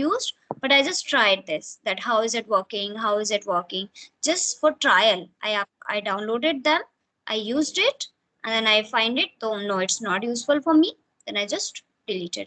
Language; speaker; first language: English; non-native, fluent; Hindi